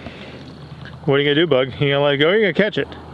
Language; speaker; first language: English; native; English